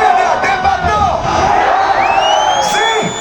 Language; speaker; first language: Spanish; non-native, learner; English